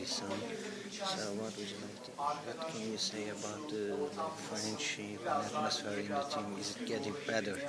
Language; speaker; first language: English; non-native, learner; Turkish